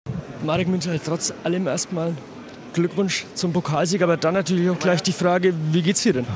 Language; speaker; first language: German; native; German